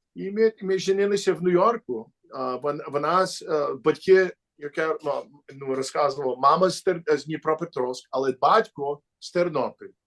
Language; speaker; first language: Ukrainian; early bilingual, heritage; Ukrainian